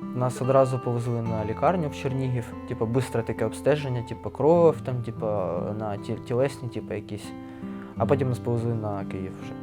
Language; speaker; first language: Ukrainian; native; Ukrainian